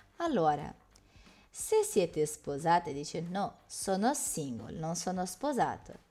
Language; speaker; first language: Italian; non-native, fluent; Portuguese